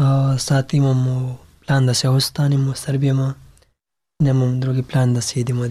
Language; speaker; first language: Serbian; non-native, learner; Pashto